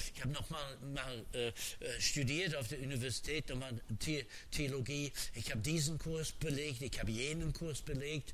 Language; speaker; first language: German; non-native, fluent; English